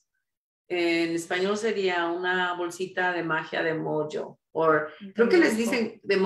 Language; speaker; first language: Spanish; early bilingual, heritage; Spanish